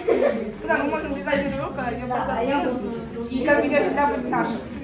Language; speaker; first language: Russian; native; Russian